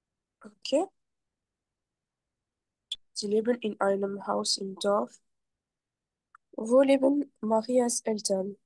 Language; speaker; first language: German; non-native, fluent; French